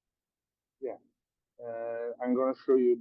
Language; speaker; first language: English; non-native, learner; Italian